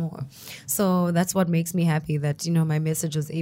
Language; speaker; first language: English; non-native, local second language; Xhosa